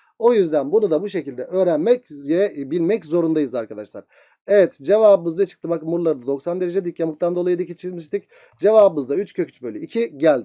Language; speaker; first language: Turkish; native; Turkish